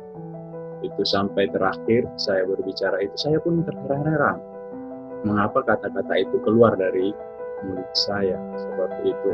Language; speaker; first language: Indonesian; native; Indonesian